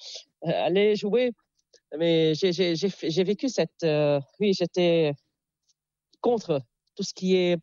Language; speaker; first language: French; non-native, local second language; Arabic